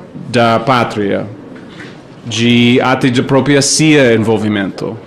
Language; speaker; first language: Portuguese; non-native, fluent; English